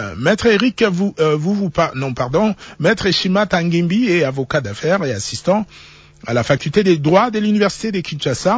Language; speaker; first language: French; non-native, local second language; Lingala